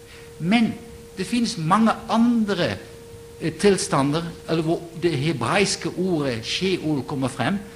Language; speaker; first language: Norwegian; non-native, fluent; Dutch